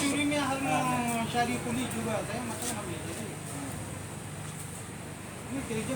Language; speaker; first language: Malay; non-native, learner; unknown